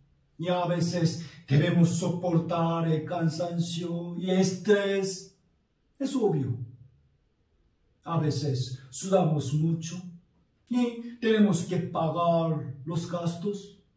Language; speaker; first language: Spanish; non-native, fluent; Korean